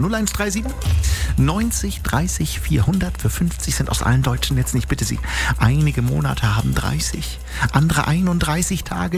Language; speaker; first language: German; native; German